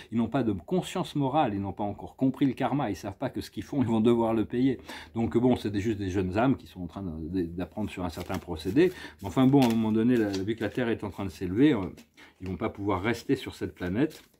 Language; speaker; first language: French; native; French